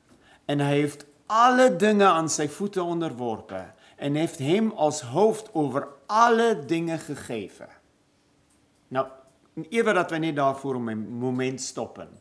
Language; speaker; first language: Dutch; non-native, fluent; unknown